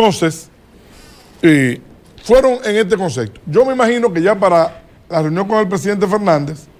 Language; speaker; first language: Spanish; native; Spanish